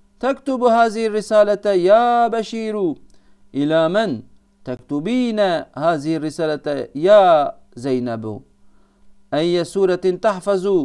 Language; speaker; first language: Arabic; non-native, fluent; Turkish